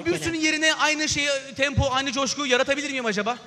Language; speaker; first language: Turkish; native; Turkish